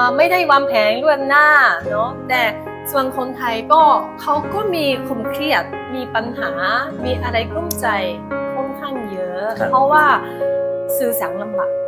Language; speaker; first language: Thai; non-native, fluent; Japanese